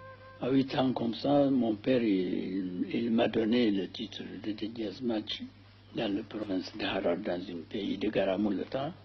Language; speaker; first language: French; non-native, fluent; Amharic